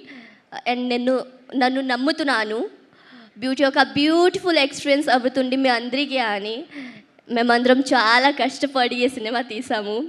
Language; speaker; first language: Telugu; early bilingual, heritage; Telugu